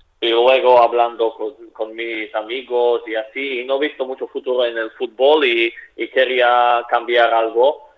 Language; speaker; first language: Spanish; non-native, fluent; Slovak